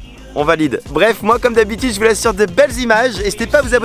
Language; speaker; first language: French; native; French